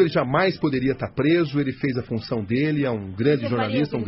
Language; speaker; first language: Portuguese; native; Portuguese